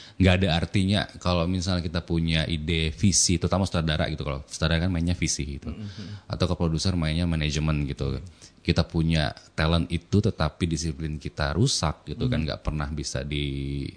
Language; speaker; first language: Indonesian; native; Indonesian